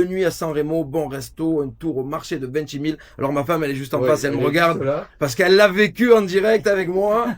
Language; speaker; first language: French; native; French